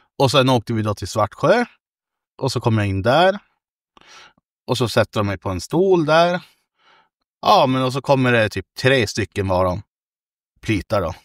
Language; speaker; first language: Swedish; native; Swedish